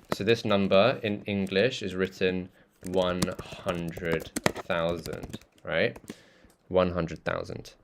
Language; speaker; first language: English; early bilingual, other home language; Tamil